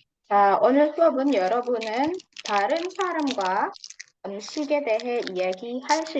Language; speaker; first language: Korean; non-native, fluent; Indonesian